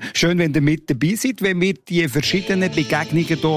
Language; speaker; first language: German; native; German